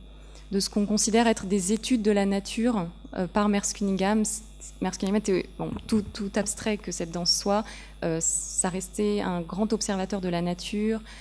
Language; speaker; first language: French; native; French